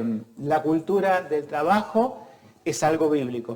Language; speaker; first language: Spanish; native; Spanish